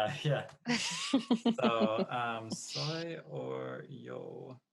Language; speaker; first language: Spanish; non-native, fluent; English